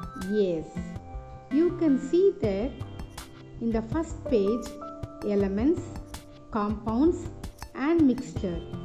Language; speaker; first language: English; non-native, local second language; Tamil